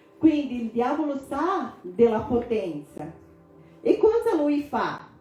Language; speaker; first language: Italian; non-native, fluent; Portuguese